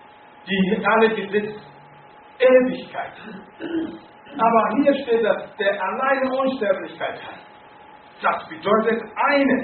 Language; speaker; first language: German; non-native, fluent; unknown